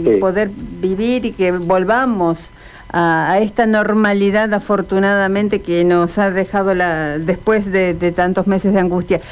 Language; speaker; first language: Spanish; native; Spanish